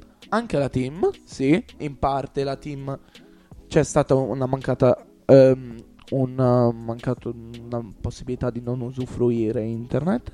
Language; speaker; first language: Italian; native; Italian